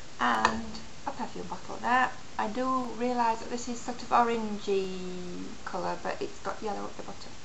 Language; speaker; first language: English; native; English